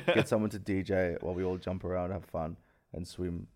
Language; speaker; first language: English; early bilingual, other home language; Hindi